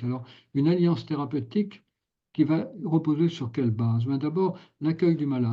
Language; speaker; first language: French; native; French